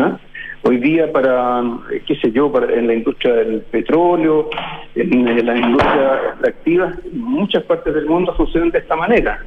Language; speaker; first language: Spanish; native; Spanish